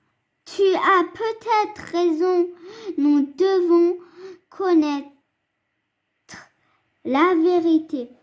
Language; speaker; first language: French; non-native, fluent; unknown